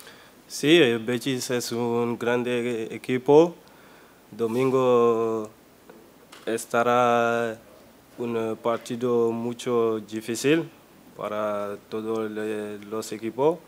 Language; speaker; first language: Spanish; non-native, learner; French